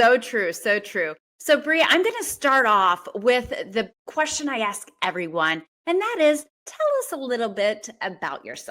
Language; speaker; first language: English; native; English